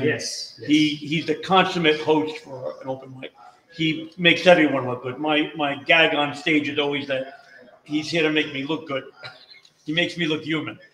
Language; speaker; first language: English; native; English